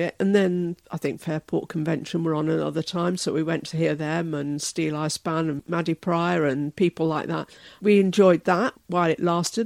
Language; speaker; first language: English; native; English